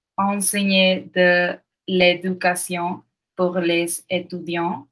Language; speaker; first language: French; non-native, learner; Spanish